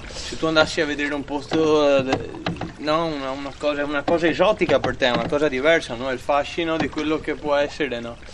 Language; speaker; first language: Italian; native; Italian